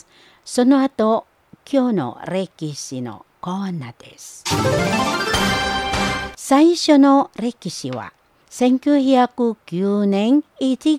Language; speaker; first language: Japanese; non-native, fluent; Indonesian